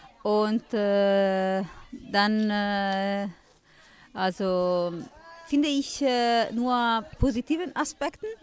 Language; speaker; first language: German; non-native, learner; Italian